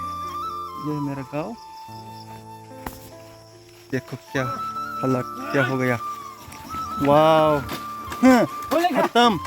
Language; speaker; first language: Hindi; non-native, local second language; Kok Borok